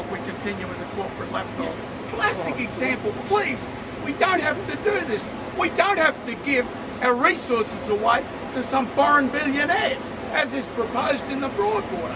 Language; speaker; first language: English; native; English